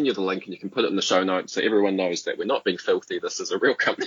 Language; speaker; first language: English; native; English